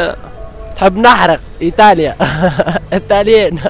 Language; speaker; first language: French; non-native, learner; Arabic